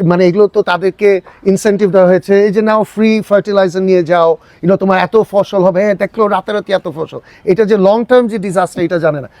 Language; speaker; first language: Bangla; early bilingual, heritage; Bangla